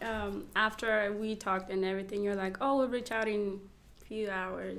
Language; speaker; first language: English; non-native, local second language; Kinyarwanda